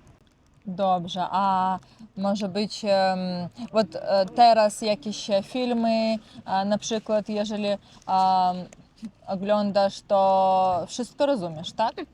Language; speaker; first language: Polish; non-native, learner; Russian